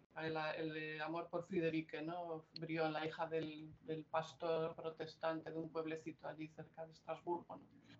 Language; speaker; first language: Spanish; native; Spanish